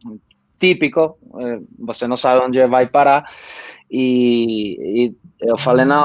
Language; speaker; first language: Portuguese; non-native, fluent; Spanish